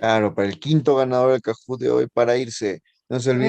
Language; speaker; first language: Spanish; native; Spanish